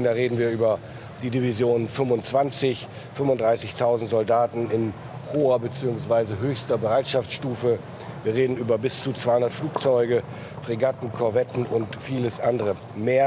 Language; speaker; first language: German; native; German